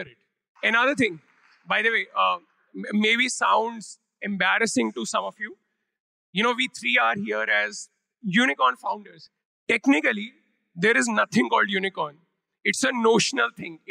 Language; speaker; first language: English; non-native, local second language; Punjabi